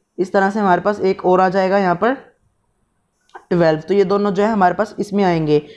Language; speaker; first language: Hindi; native; Hindi